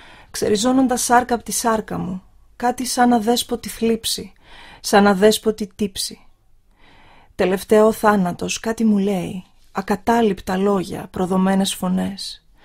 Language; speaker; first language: Greek; native; Greek